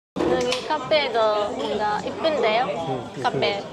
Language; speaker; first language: Korean; non-native, fluent; Japanese